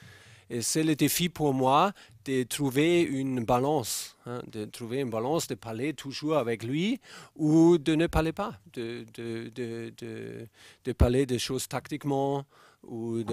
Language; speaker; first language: French; non-native, fluent; German